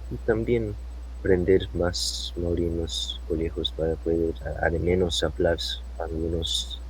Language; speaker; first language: Spanish; non-native, fluent; English